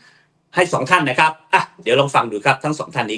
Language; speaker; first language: Thai; native; Thai